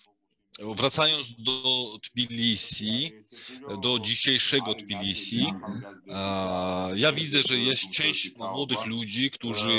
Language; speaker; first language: Polish; non-native, fluent; Georgian